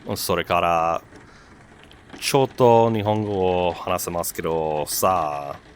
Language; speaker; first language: Japanese; non-native, learner; English